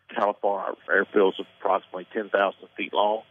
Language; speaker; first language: English; native; English